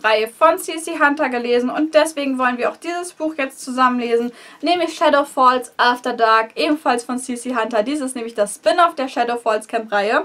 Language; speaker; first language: German; native; German